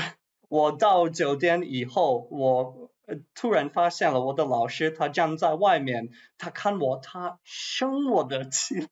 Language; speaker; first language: Chinese; non-native, fluent; English